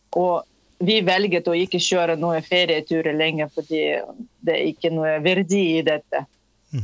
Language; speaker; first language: Norwegian; non-native, fluent; Tatar